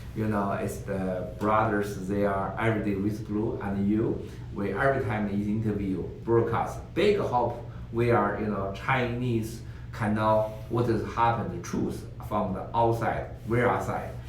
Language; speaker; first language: English; non-native, learner; Chinese